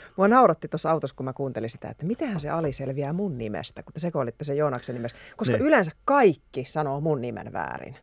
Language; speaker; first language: Finnish; native; Finnish